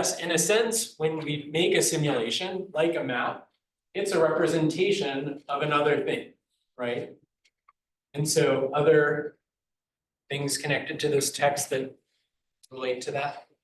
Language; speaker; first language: English; native; English